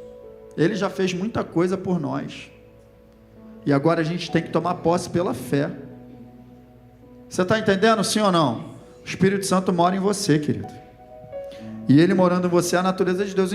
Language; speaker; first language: Portuguese; native; Portuguese